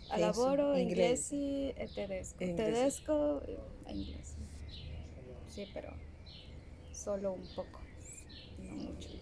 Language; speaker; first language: Italian; non-native, learner; Spanish